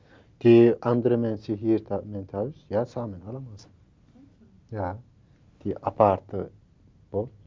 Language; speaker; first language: Dutch; non-native, learner; Turkish